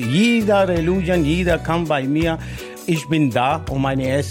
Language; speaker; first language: German; non-native, learner; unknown